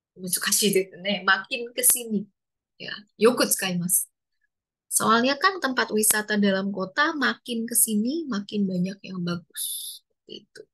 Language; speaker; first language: Indonesian; native; Indonesian